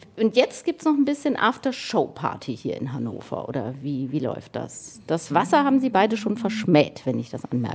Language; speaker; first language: German; native; German